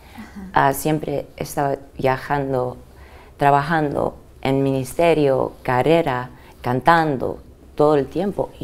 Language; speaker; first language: Spanish; early bilingual, heritage; English